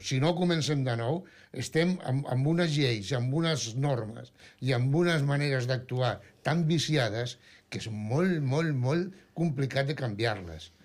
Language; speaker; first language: Catalan; non-native, local second language; Spanish